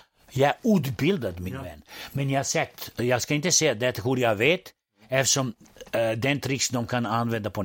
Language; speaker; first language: Swedish; non-native, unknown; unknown